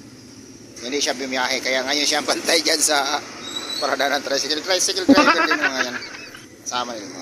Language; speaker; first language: Filipino; native; Filipino